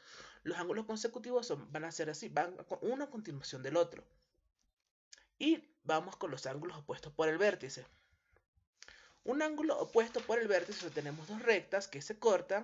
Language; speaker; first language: Spanish; native; Spanish